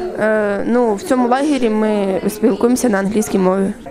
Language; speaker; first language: Ukrainian; non-native, local second language; Russian